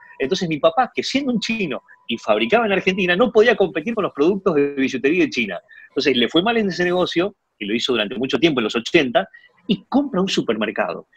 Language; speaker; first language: Spanish; early bilingual, other home language; Chinese